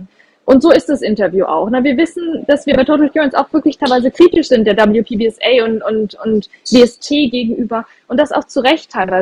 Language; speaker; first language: German; native; German